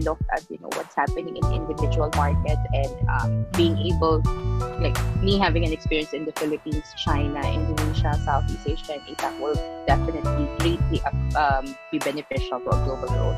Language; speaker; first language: English; non-native, local second language; Filipino